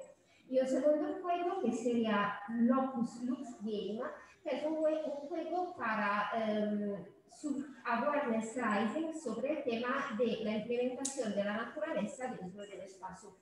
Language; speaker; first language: Spanish; non-native, fluent; Italian